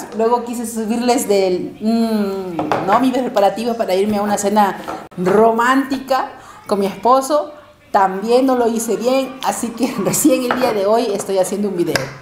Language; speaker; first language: Spanish; native; Spanish